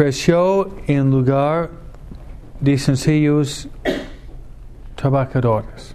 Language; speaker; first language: Spanish; non-native, fluent; English